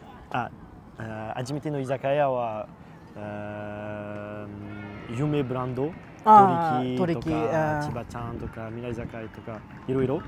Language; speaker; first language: Japanese; non-native, fluent; French